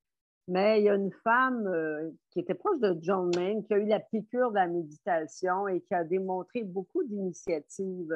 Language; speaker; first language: French; native; French